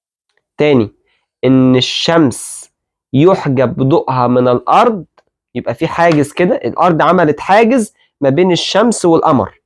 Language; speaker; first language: Arabic; native; Arabic